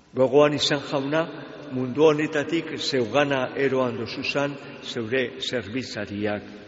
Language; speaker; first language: Basque; native; Basque